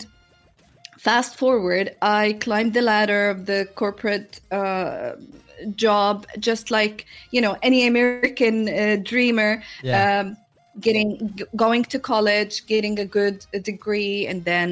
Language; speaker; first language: English; non-native, fluent; Arabic